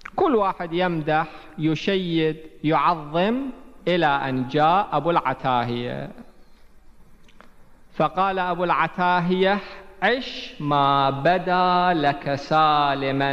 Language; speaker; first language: Arabic; native; Arabic